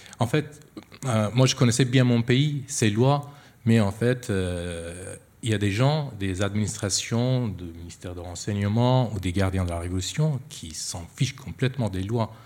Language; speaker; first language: French; non-native, fluent; Persian